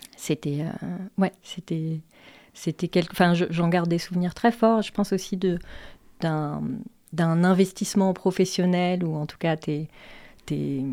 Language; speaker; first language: French; native; French